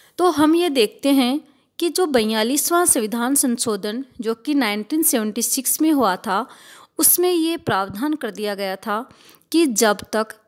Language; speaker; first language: Hindi; native; Hindi